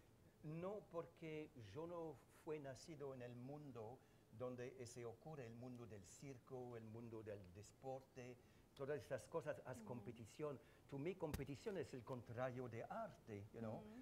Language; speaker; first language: Spanish; non-native, fluent; French